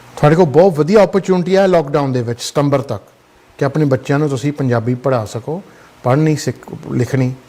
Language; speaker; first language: Punjabi; early bilingual, heritage; Punjabi